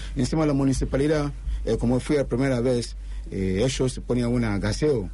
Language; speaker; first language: Spanish; non-native, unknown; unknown